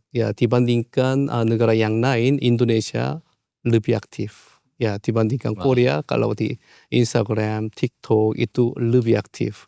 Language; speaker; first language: Indonesian; non-native, learner; Korean